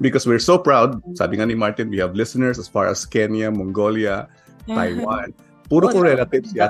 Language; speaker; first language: English; non-native, local second language; Filipino